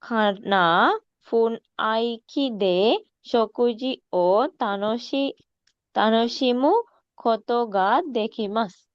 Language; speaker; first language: Japanese; non-native, learner; Sinhala